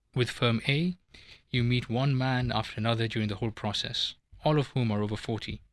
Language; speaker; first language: English; native; English